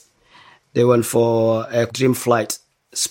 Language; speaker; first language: English; non-native, local second language; Hausa